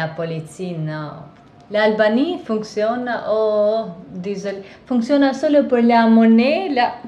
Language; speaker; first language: French; non-native, learner; Albanian